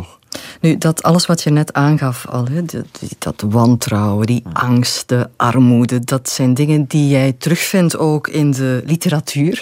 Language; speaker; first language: Dutch; native; Dutch